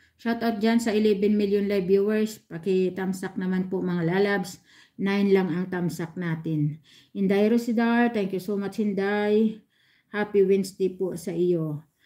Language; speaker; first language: Filipino; non-native, local second language; Hiligaynon